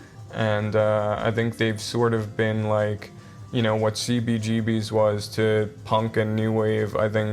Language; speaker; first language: English; native; English